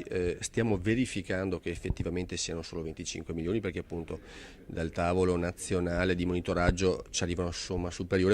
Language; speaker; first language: Italian; native; Italian